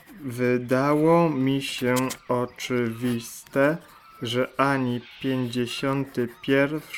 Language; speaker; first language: Polish; native; Polish